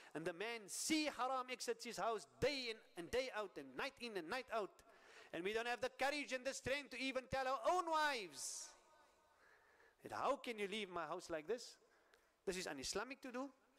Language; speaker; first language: English; native; English